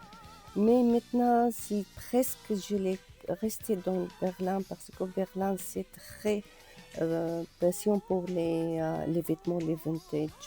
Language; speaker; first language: French; non-native, learner; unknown